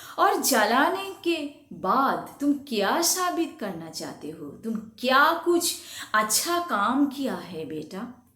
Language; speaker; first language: Hindi; non-native, local second language; Bangla